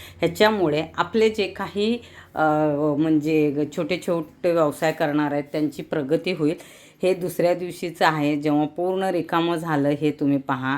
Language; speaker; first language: Marathi; native; Marathi